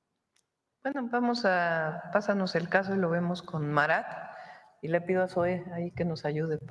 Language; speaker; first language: Spanish; native; Spanish